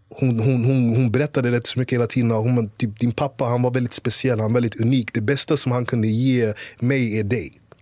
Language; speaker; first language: Swedish; early bilingual, other home language; English